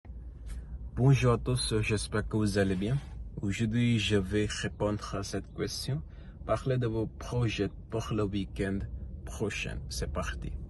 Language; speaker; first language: French; non-native, learner; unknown